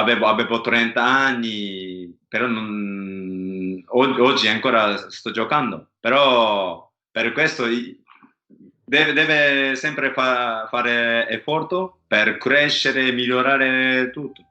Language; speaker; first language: Italian; non-native, learner; Japanese